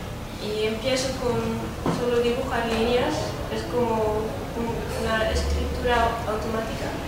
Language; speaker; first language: Spanish; non-native, fluent; Dutch